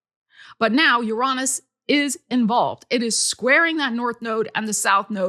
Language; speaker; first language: English; native; English